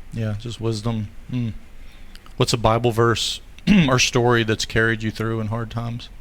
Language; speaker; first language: English; native; English